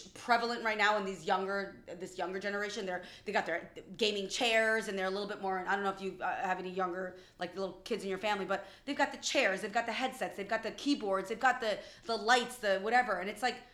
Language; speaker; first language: English; early bilingual, other home language; Albanian